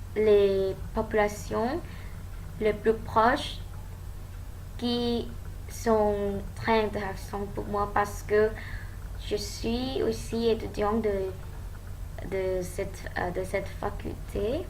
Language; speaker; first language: French; non-native, learner; Thai